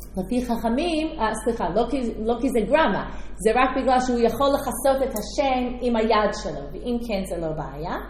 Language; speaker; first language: Hebrew; non-native, fluent; English